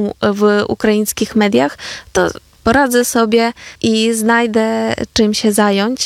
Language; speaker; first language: Polish; non-native, fluent; Ukrainian